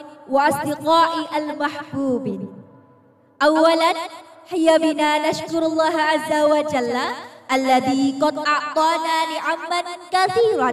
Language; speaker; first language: Arabic; non-native, fluent; Indonesian